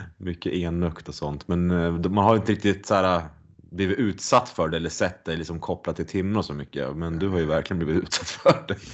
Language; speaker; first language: Swedish; native; Swedish